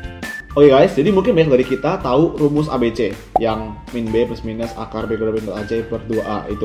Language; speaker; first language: Indonesian; native; Indonesian